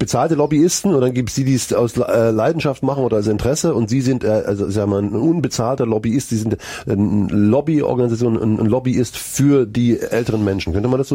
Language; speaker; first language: German; native; German